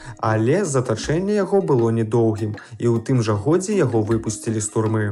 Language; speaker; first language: Belarusian; native; Belarusian